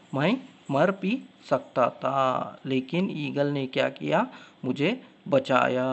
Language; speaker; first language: Hindi; non-native, local second language; Kannada